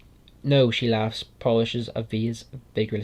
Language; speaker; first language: English; native; English